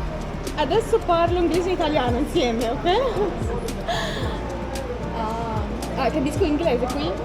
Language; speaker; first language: Italian; non-native, learner; Arabic